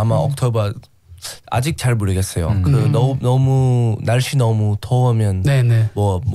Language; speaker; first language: Korean; non-native, learner; English